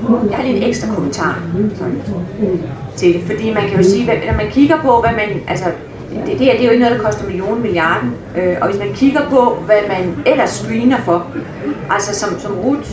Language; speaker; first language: Danish; native; Danish